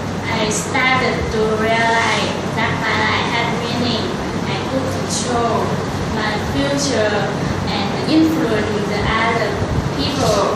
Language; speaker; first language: English; non-native, learner; Vietnamese